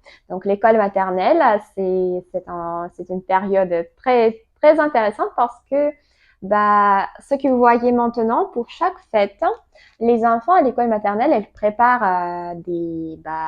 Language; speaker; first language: French; non-native, learner; Russian